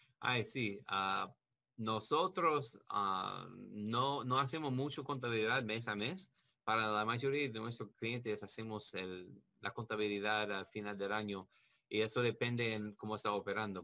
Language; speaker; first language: Spanish; non-native, learner; English